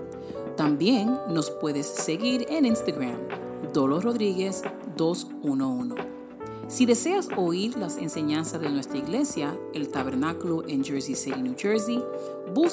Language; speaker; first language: Spanish; native; Spanish